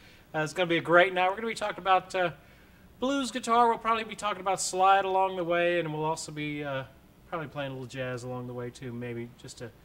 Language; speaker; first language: English; native; English